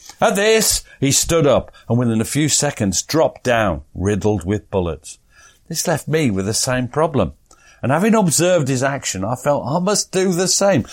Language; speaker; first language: English; native; English